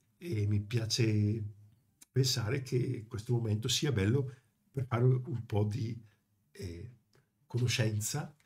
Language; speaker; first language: Italian; native; Italian